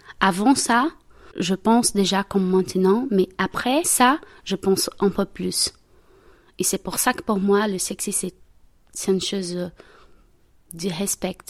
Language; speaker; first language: French; non-native, learner; Portuguese